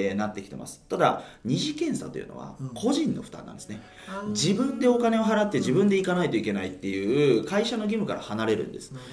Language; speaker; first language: Japanese; native; Japanese